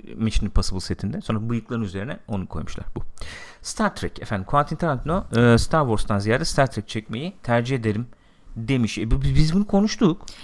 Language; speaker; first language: Turkish; native; Turkish